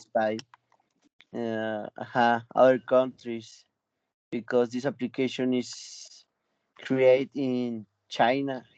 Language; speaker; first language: English; non-native, learner; Spanish